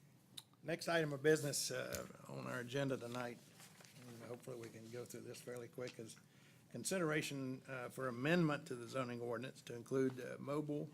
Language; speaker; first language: English; native; English